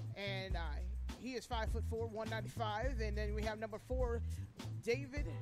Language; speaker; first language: English; native; English